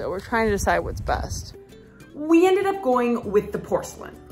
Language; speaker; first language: English; native; English